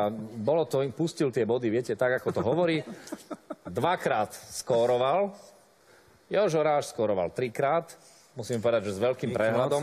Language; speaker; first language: Slovak; native; Slovak